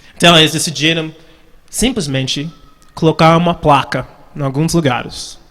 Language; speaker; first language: Portuguese; non-native, fluent; English